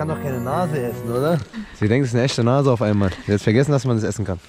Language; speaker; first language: German; native; German